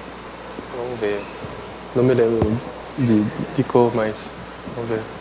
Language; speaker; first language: Portuguese; non-native, fluent; French